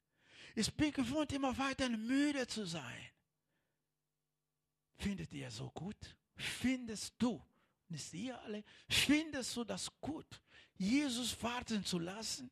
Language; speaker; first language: German; non-native, learner; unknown